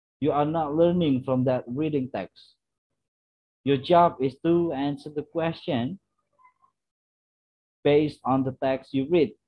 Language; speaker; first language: English; non-native, fluent; Indonesian